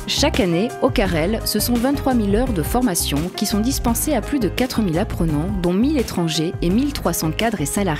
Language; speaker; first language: French; native; French